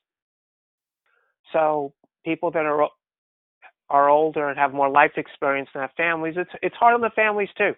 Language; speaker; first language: English; native; English